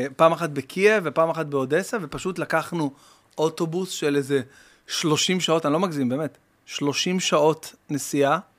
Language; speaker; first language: Hebrew; native; Hebrew